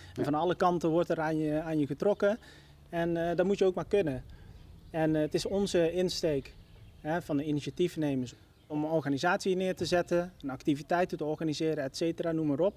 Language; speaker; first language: Dutch; native; Dutch